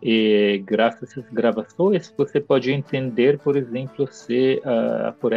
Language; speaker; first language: Portuguese; non-native, fluent; Italian